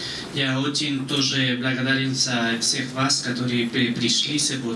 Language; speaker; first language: Russian; non-native, fluent; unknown